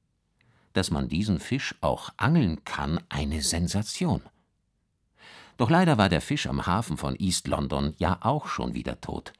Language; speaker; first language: German; native; German